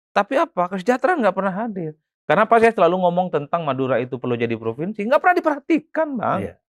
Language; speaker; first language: Indonesian; non-native, local second language; Madurese